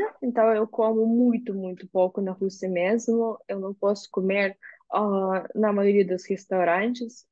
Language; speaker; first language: Portuguese; non-native, fluent; Russian